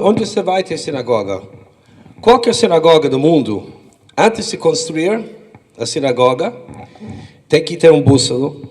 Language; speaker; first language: Portuguese; non-native, fluent; English